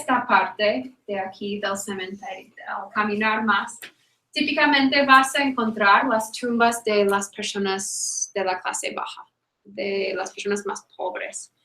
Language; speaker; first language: Spanish; non-native, fluent; English